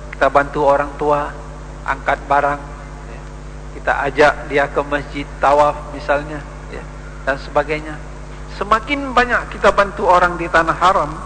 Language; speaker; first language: Indonesian; non-native, local second language; Achinese